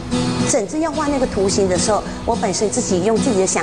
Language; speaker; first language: Chinese; native; Chinese